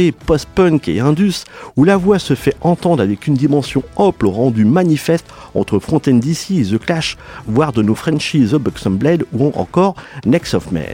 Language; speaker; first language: French; native; French